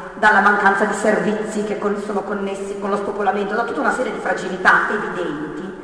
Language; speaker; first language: Italian; native; Italian